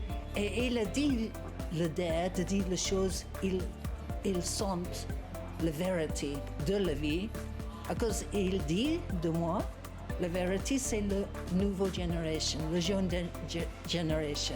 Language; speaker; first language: French; non-native, learner; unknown